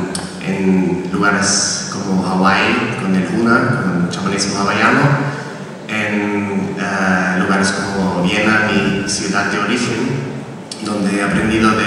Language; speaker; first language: Spanish; non-native, fluent; German